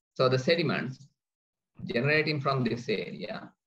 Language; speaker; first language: English; non-native, local second language; Sinhala